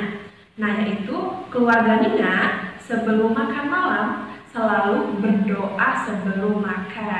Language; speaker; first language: Indonesian; native; Indonesian